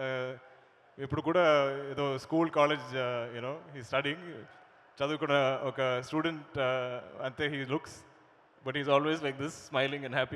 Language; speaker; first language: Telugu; non-native, learner; Malayalam